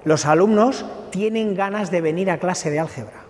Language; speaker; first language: Spanish; non-native, local second language; Catalan